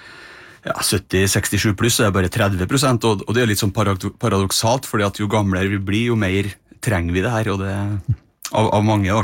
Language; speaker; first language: Norwegian; native; Norwegian